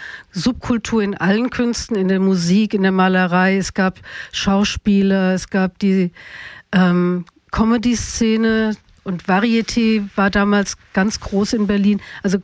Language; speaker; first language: German; native; German